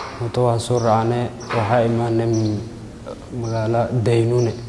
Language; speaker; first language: Somali; non-native, local second language; Oromo